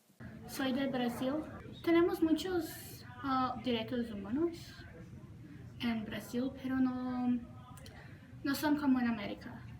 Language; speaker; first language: Spanish; non-native, learner; Portuguese